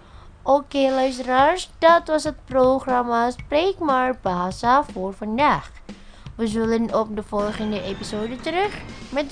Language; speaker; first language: Dutch; non-native, learner; Indonesian